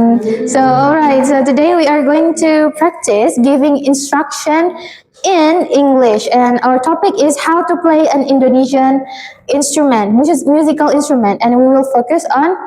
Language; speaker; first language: English; non-native, fluent; Indonesian